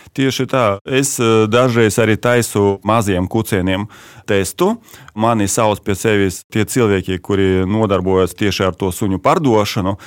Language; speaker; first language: Latvian; non-native, local second language; Russian